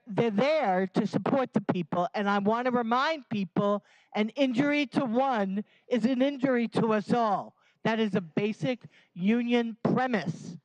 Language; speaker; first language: English; native; English